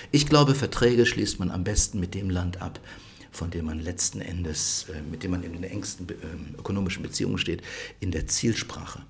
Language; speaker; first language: German; native; German